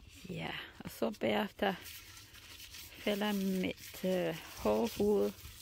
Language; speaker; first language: Danish; non-native, learner; English